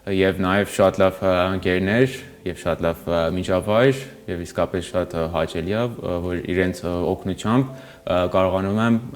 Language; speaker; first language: Armenian; early bilingual, heritage; Armenian